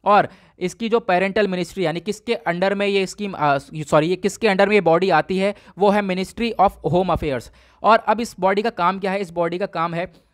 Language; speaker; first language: Hindi; native; Hindi